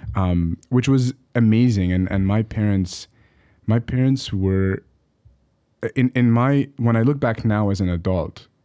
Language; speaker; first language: English; early bilingual, other home language; Arabic